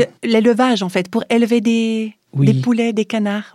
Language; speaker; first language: French; native; French